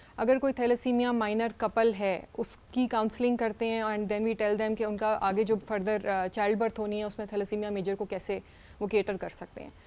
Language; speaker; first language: Urdu; native; Urdu